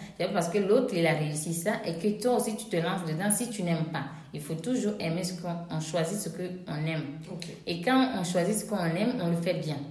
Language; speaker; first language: French; non-native, local second language; Ewe